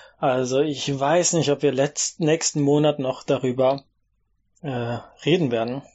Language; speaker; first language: German; native; German